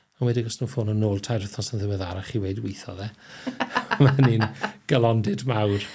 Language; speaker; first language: Welsh; native; Welsh